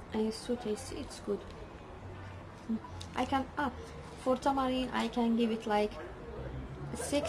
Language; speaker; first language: English; non-native, learner; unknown